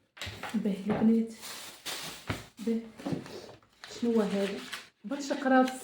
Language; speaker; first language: Arabic; native; Arabic